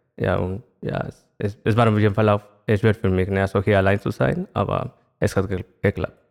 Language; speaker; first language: German; non-native, fluent; Spanish